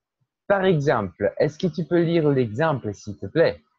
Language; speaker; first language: French; non-native, fluent; Portuguese